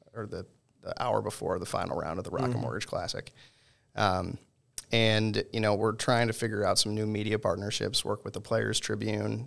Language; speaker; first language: English; native; English